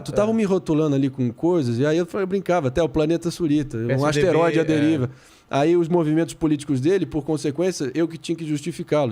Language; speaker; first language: Portuguese; native; Portuguese